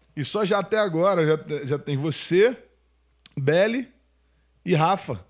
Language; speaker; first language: Portuguese; native; Portuguese